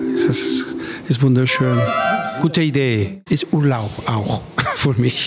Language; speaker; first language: German; non-native, learner; Spanish